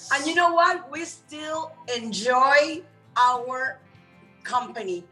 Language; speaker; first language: English; non-native, fluent; Spanish